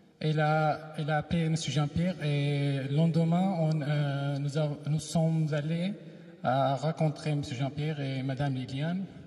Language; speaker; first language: French; non-native, learner; Arabic